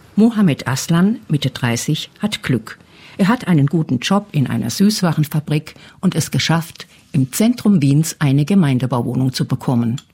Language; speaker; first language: German; native; German